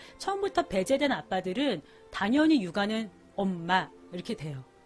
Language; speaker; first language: Korean; native; Korean